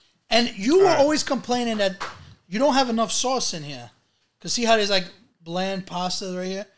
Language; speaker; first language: English; early bilingual, other home language; Italian